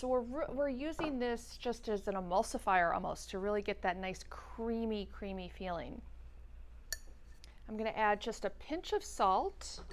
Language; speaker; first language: English; native; English